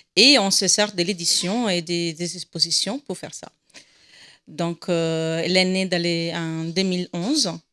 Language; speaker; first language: French; non-native, fluent; Italian